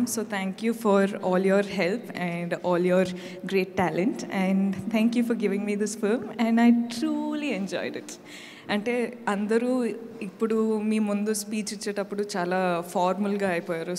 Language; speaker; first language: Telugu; non-native, fluent; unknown